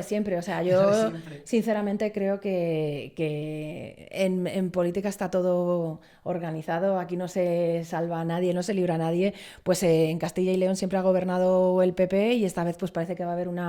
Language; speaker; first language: Spanish; native; Spanish